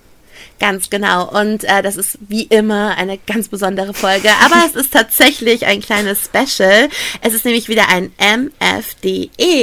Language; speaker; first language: German; native; German